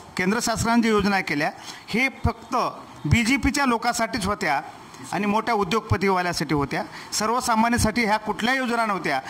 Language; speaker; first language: Marathi; native; Marathi